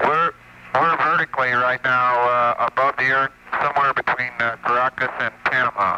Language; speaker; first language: English; native; English